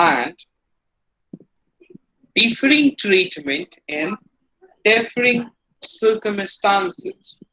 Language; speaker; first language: English; non-native, local second language; Hindi